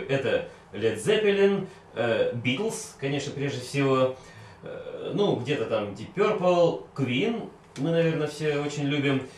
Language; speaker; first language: Russian; native; Russian